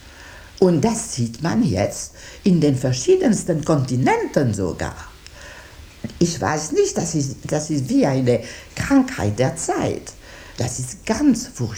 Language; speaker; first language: German; non-native, local second language; French